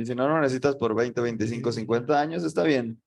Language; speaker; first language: Spanish; native; Spanish